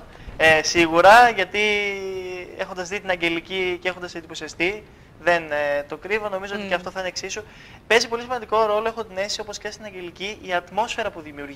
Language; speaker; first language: Greek; native; Greek